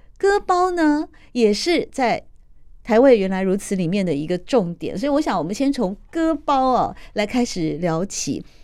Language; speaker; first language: Chinese; native; Chinese